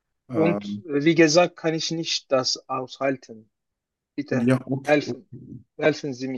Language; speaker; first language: German; non-native, learner; Turkish